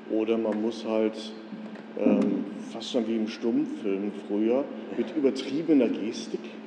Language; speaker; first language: German; native; German